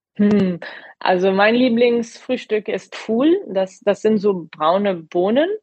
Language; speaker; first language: German; non-native, fluent; Arabic